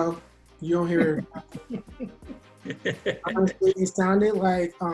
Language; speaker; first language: English; native; English